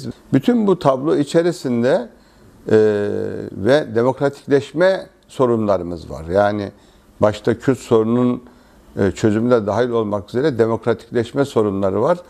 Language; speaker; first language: Turkish; native; Turkish